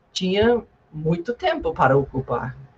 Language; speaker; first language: Portuguese; non-native, fluent; English